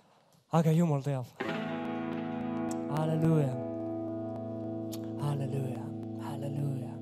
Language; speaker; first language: Estonian; non-native, local second language; Russian